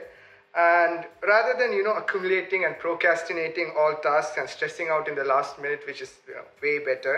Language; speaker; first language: English; non-native, local second language; Tamil